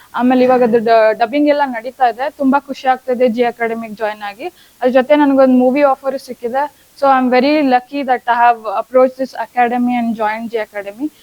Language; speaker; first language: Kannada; native; Kannada